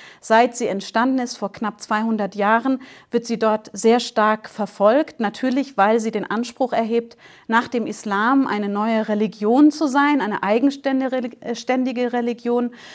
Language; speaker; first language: German; native; German